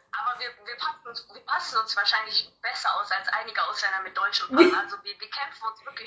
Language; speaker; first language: German; early bilingual, other home language; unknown